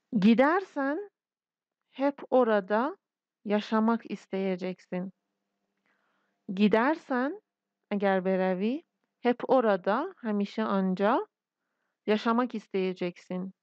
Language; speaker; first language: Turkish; non-native, fluent; Persian